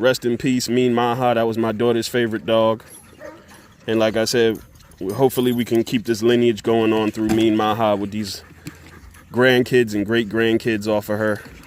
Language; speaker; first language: English; native; English